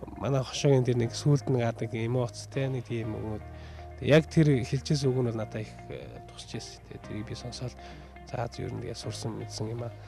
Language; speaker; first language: Mongolian; early bilingual, heritage; Mongolian